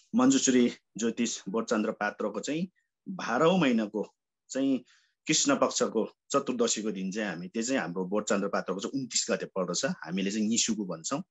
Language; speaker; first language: Nepali; non-native, local second language; Sherpa